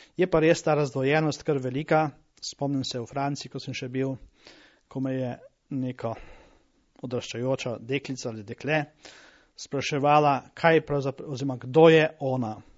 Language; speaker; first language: Slovenian; native; Slovenian